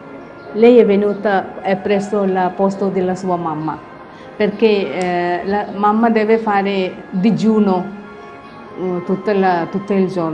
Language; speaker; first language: Italian; non-native, learner; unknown